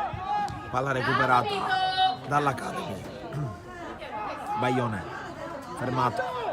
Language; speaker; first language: Italian; native; Italian